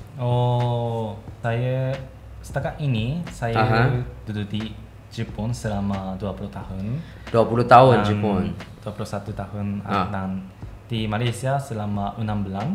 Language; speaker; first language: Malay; non-native, fluent; Japanese